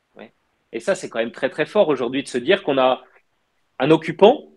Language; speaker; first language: French; native; French